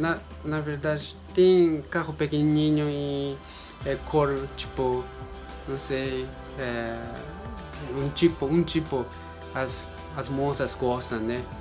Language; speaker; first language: Portuguese; non-native, learner; Japanese